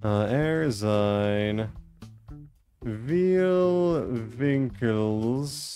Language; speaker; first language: Dutch; non-native, learner; English